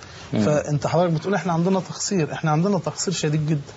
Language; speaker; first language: Arabic; native; Arabic